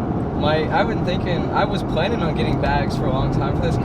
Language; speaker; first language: English; native; English